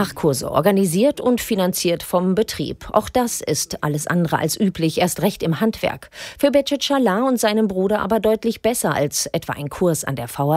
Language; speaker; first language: German; native; German